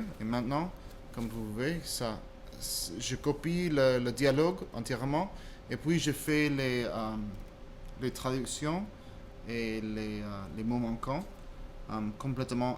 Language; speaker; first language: French; non-native, fluent; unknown